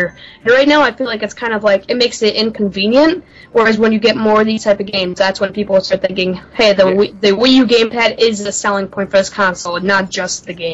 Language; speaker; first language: English; native; English